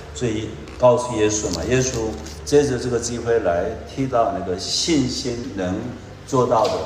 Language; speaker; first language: Chinese; non-native, fluent; Korean